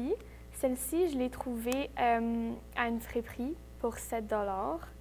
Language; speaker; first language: French; native; French